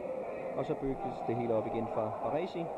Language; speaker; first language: Danish; native; Danish